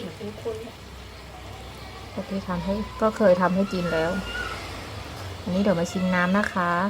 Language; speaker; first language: Thai; native; Thai